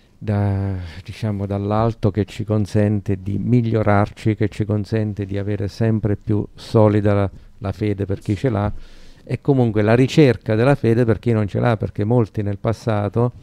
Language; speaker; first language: Italian; native; Italian